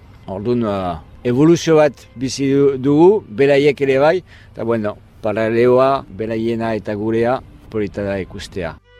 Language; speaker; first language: Basque; non-native, fluent; French